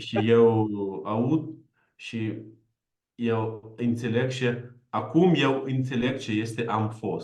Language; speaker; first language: Romanian; non-native, learner; Ukrainian